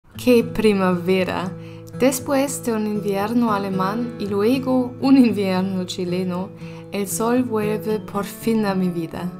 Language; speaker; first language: Spanish; non-native, learner; German